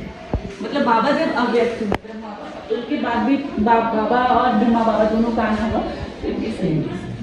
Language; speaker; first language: Hindi; native; Hindi